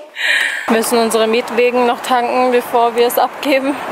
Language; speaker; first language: German; native; German